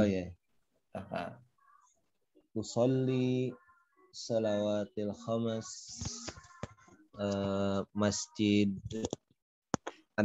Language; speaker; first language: Arabic; non-native, learner; Indonesian